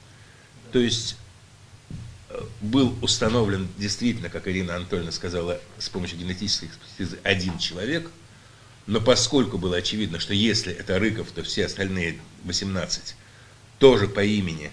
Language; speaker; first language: Russian; native; Russian